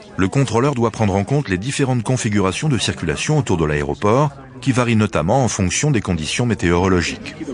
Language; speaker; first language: French; native; French